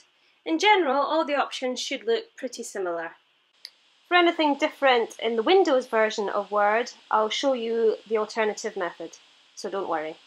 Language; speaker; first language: English; native; English